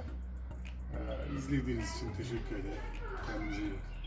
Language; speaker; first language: Turkish; native; Turkish